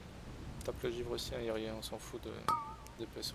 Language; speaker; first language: French; native; French